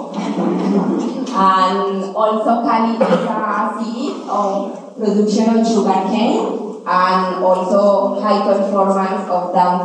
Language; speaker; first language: English; non-native, learner; Spanish